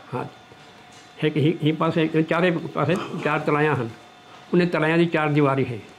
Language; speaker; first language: Punjabi; non-native, local second language; Saraiki